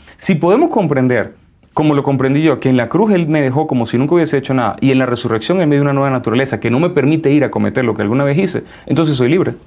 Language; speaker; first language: Spanish; native; Spanish